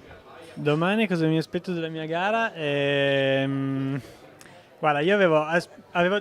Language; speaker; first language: Italian; native; Italian